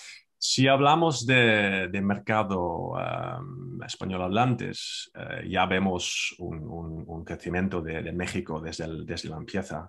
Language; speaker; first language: Spanish; non-native, fluent; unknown